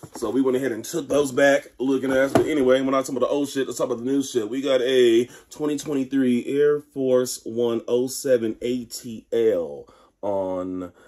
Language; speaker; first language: English; native; English